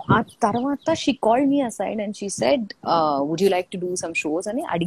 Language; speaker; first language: Telugu; non-native, fluent; Malayalam